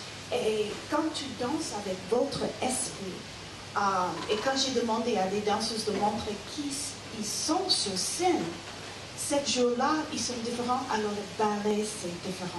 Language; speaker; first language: French; non-native, fluent; English